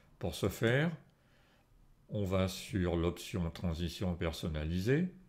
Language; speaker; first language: French; native; French